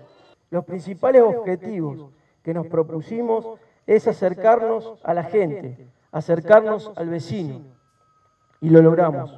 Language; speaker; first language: Spanish; native; Spanish